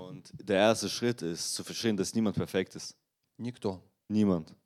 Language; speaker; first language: German; non-native, learner; Russian